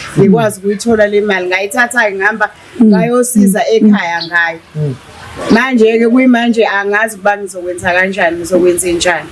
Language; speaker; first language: Zulu; native; Zulu